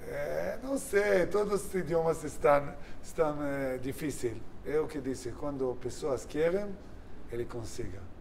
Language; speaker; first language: Portuguese; non-native, learner; Hebrew